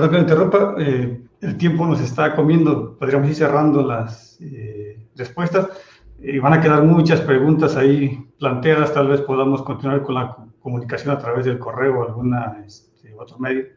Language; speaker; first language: Spanish; native; Spanish